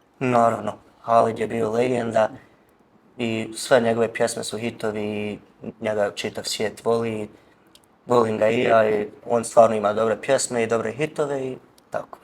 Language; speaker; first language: Bosnian; early bilingual, heritage; Bosnian